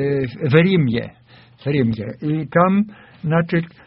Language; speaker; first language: Russian; non-native, fluent; German